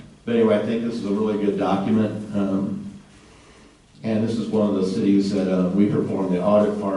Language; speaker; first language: English; native; English